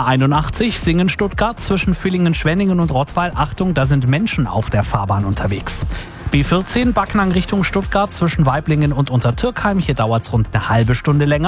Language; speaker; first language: German; native; German